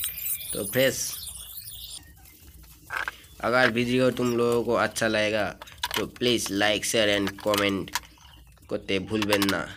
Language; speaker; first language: Hindi; non-native, local second language; Bangla